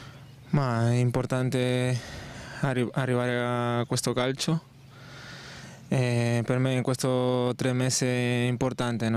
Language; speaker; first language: Italian; non-native, learner; Spanish